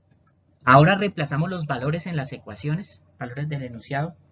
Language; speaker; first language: Spanish; native; Spanish